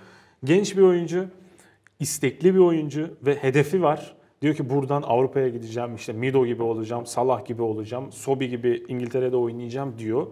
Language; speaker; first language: Turkish; native; Turkish